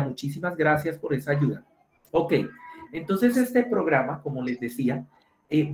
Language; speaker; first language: Spanish; native; Spanish